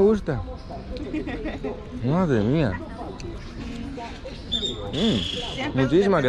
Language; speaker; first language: Spanish; non-native, learner; Greek